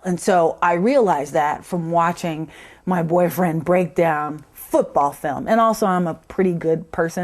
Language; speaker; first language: English; native; English